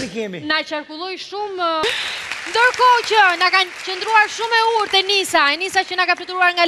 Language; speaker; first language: Albanian; native; Albanian